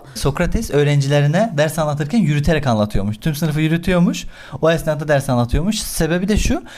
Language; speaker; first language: Turkish; native; Turkish